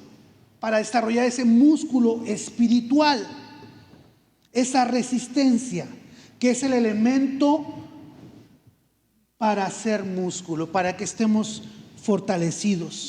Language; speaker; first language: Spanish; native; Spanish